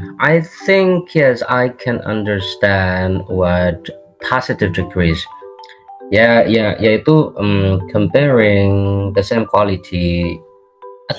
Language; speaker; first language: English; non-native, learner; Indonesian